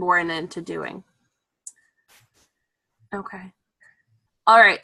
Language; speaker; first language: English; native; English